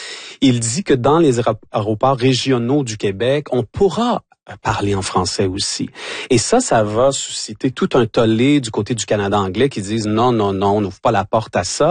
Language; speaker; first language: French; native; French